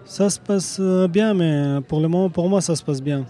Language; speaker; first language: French; non-native, learner; Persian